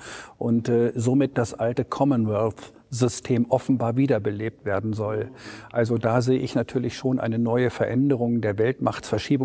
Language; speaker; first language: German; native; German